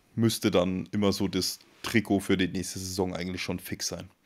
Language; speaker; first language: German; native; German